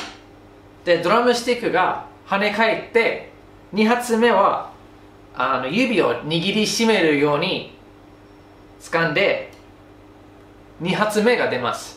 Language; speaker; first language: Japanese; non-native, fluent; English